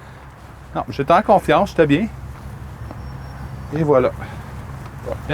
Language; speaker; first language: French; native; French